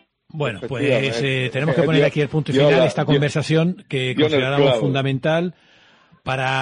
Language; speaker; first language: Spanish; native; Spanish